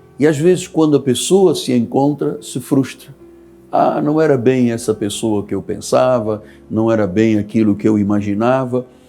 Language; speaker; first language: Portuguese; native; Portuguese